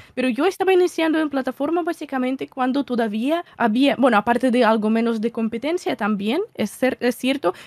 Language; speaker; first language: Spanish; non-native, fluent; Russian